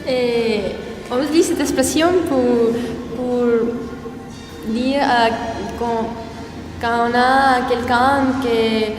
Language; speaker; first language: French; non-native, learner; Spanish